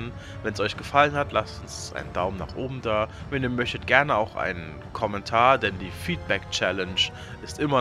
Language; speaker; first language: German; native; German